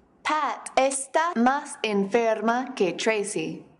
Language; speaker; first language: Spanish; non-native, fluent; English